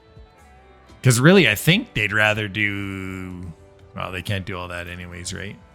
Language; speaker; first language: English; native; English